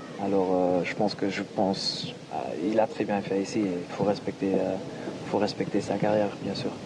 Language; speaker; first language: French; non-native, local second language; Dutch